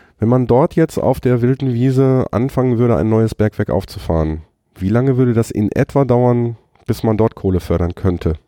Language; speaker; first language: German; native; German